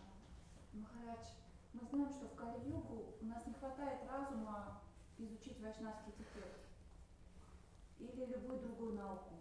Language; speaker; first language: Russian; native; Russian